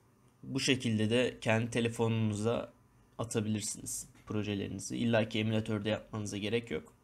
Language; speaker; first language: Turkish; native; Turkish